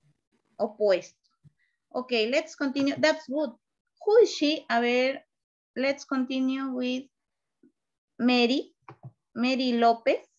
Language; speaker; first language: English; non-native, learner; Spanish